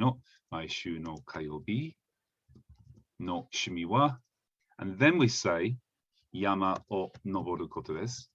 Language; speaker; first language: Japanese; non-native, learner; English